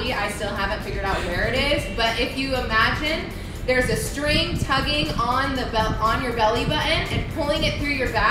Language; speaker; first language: English; native; English